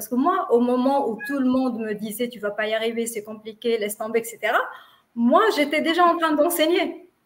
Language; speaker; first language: French; non-native, local second language; Arabic